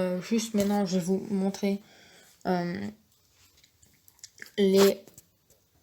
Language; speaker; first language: French; native; French